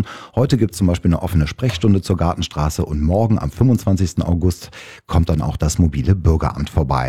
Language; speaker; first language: German; native; German